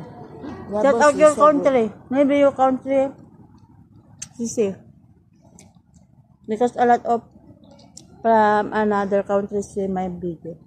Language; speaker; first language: English; non-native, learner; Filipino